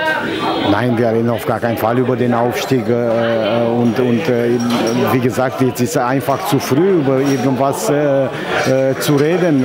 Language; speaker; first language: German; non-native, fluent; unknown